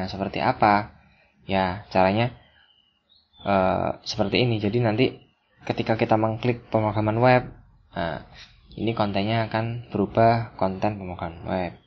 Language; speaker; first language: Indonesian; native; Indonesian